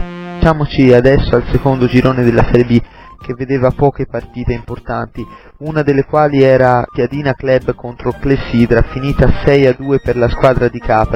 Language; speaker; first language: Italian; native; Italian